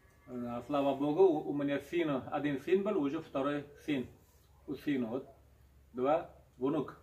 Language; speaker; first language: Russian; non-native, local second language; Uzbek